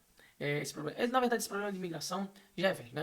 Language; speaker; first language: Portuguese; native; Portuguese